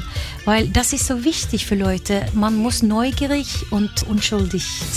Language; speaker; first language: German; non-native, fluent; Norwegian